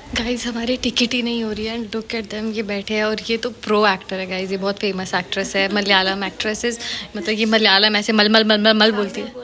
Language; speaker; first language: Hindi; native; Hindi